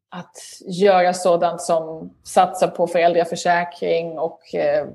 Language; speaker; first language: Swedish; native; Swedish